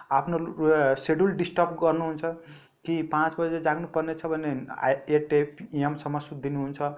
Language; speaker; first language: Nepali; non-native, local second language; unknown